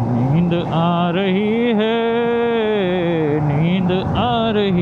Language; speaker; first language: Hindi; non-native, local second language; Marathi